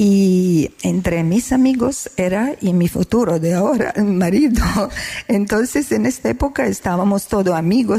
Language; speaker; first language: Spanish; non-native, learner; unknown